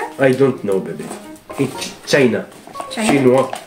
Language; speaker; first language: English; non-native, learner; Greek